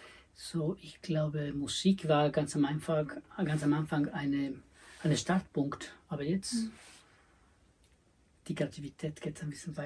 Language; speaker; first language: German; non-native, learner; Spanish